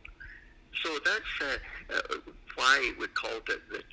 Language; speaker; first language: English; native; English